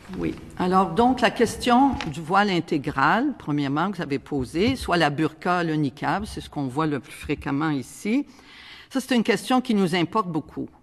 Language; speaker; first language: French; native; French